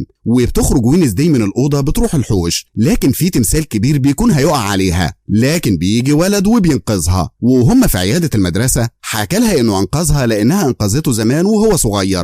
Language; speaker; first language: Arabic; native; Arabic